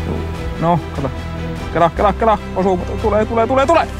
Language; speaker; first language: Finnish; native; Finnish